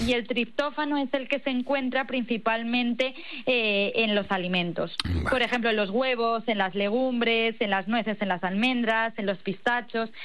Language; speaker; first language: Spanish; native; Spanish